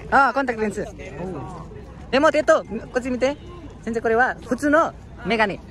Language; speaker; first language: Japanese; non-native, learner; Nepali